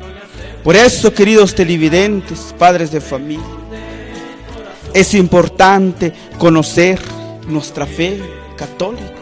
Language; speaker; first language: Spanish; non-native, local second language; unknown